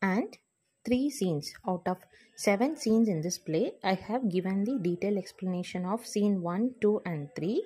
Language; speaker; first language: English; non-native, local second language; Tamil